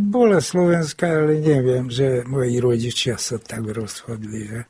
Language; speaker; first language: Slovak; early bilingual, heritage; Hungarian